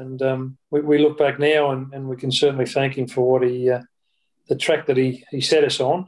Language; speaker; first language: English; native; English